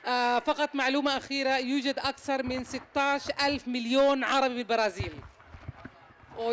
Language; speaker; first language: Arabic; native; Arabic